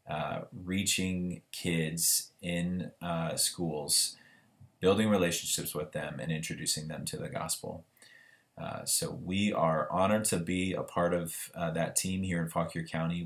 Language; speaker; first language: English; native; English